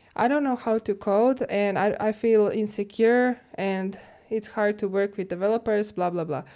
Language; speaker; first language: English; non-native, fluent; Croatian